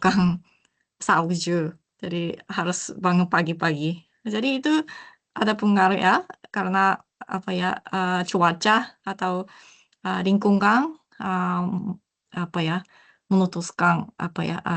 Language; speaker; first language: Indonesian; non-native, learner; Japanese